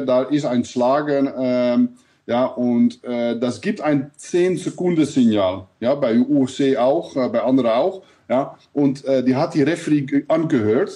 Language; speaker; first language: German; non-native, learner; Dutch